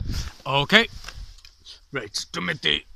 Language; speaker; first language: Welsh; non-native, local second language; English